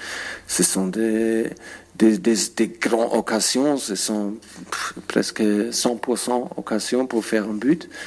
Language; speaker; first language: French; non-native, fluent; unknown